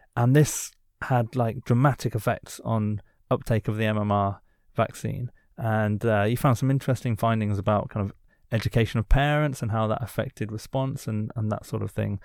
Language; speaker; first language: English; native; English